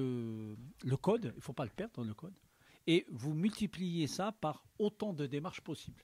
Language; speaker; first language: French; native; French